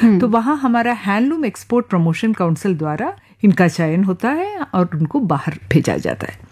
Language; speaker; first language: Hindi; non-native, local second language; Malayalam